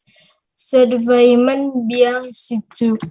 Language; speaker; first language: French; non-native, learner; Indonesian